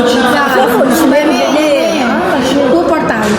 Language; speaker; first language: German; non-native, learner; Korean